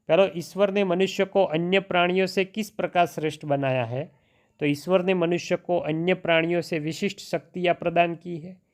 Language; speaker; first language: Hindi; non-native, local second language; Gujarati